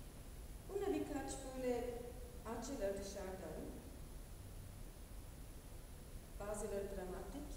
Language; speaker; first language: Turkish; non-native, fluent; German